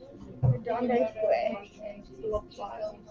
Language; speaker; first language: Spanish; non-native, learner; English